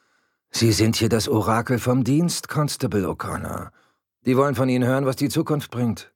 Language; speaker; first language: German; native; German